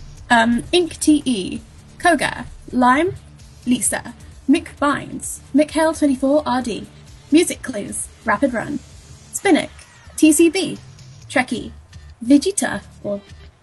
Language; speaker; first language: English; native; English